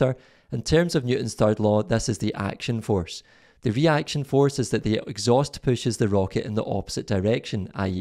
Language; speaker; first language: English; native; English